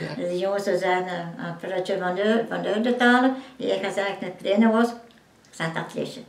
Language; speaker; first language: Dutch; early bilingual, heritage; French